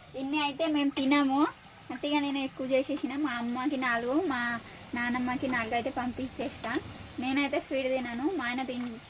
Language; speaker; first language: Telugu; non-native, local second language; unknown